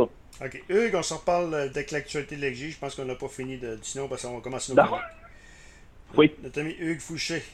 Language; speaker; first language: French; native; French